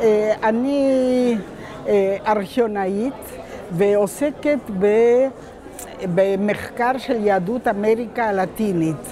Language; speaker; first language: Hebrew; non-native, local second language; Spanish